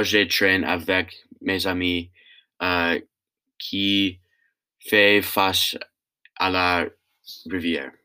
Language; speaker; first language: French; non-native, learner; English